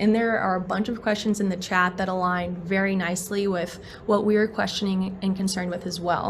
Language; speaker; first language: English; native; English